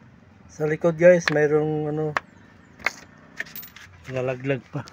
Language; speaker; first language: Filipino; native; Filipino